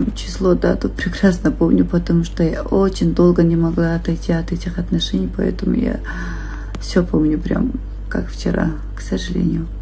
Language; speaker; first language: Russian; non-native, local second language; Kazakh